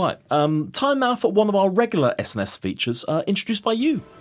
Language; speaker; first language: English; native; English